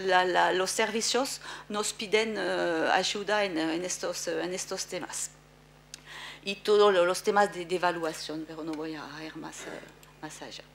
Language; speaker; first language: Spanish; non-native, fluent; French